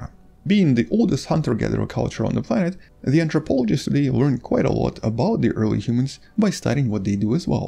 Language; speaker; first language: English; non-native, fluent; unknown